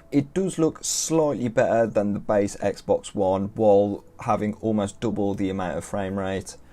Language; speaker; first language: English; native; English